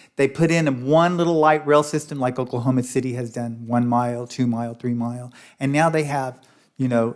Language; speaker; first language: English; native; English